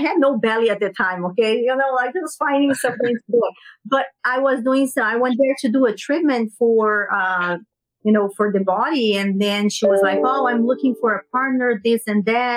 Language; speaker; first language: English; non-native, fluent; Portuguese